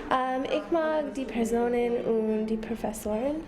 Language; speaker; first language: German; non-native, learner; English